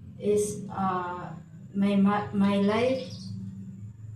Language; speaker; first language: English; non-native, local second language; Filipino